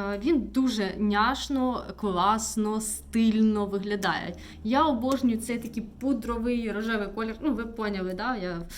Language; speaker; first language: Ukrainian; non-native, local second language; Russian